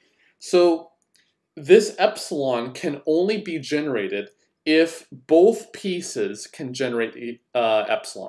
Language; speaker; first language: English; native; English